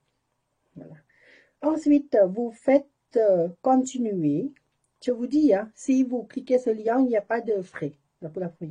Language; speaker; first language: French; non-native, learner; Thai